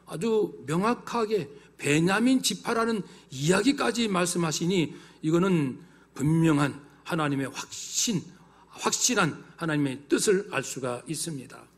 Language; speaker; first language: Korean; native; Korean